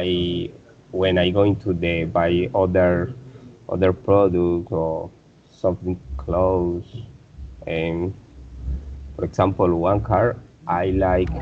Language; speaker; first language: English; non-native, learner; Spanish